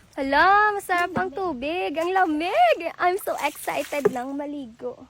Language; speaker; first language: Filipino; non-native, local second language; Pangasinan